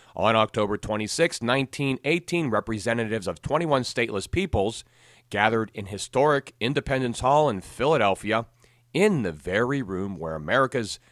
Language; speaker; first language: English; native; English